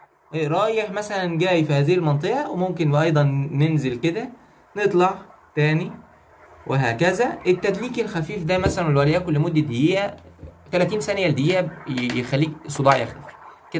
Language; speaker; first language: Arabic; native; Arabic